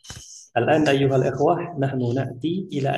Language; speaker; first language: Arabic; non-native, fluent; Indonesian